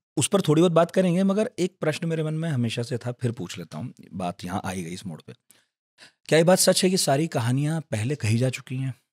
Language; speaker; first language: Hindi; native; Hindi